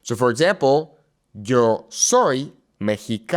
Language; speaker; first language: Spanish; non-native, fluent; English